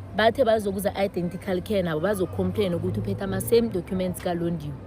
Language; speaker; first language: Zulu; non-native, local second language; South Ndebele